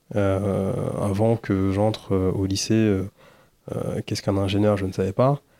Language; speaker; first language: French; early bilingual, other home language; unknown